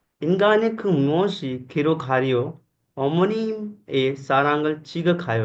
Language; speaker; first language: Korean; non-native, learner; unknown